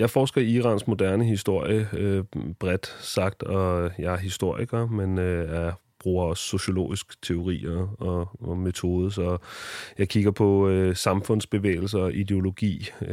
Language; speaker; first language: Danish; native; Danish